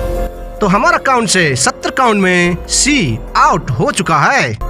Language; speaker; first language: Hindi; native; Hindi